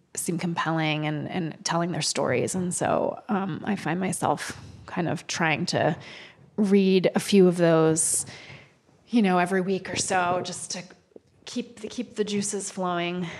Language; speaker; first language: English; native; English